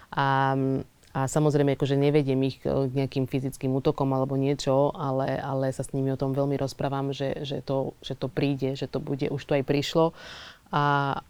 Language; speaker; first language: Slovak; early bilingual, other home language; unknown